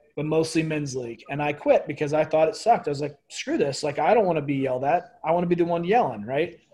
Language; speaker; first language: English; native; English